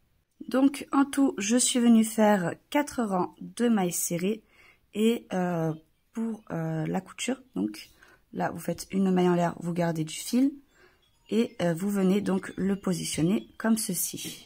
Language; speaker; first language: French; native; French